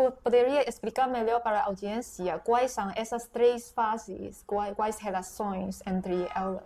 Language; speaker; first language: Portuguese; non-native, fluent; Chinese